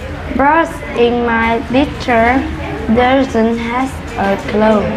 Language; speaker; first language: English; non-native, learner; Vietnamese